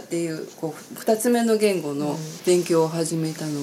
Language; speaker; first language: Japanese; native; Japanese